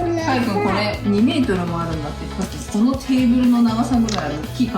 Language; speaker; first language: Japanese; native; Japanese